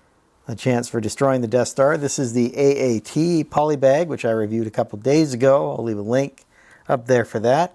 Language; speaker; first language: English; native; English